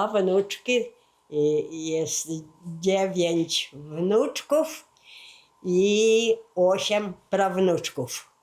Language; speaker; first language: Polish; early bilingual, heritage; Polish